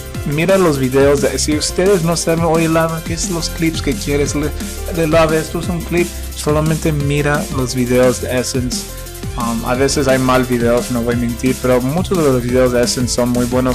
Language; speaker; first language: Spanish; early bilingual, heritage; Spanish